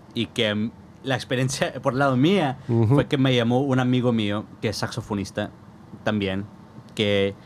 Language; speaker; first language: Spanish; early bilingual, heritage; Spanish